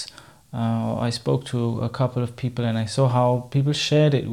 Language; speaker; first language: English; non-native, fluent; German